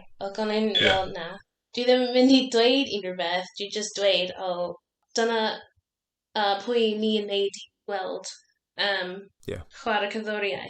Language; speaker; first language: Welsh; non-native, learner; English